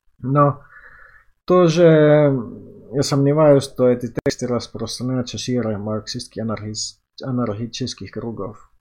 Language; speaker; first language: Russian; non-native, fluent; Finnish